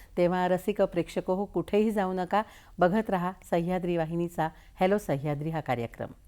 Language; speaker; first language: Marathi; native; Marathi